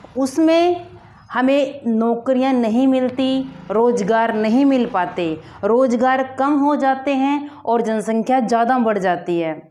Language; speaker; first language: Hindi; native; Hindi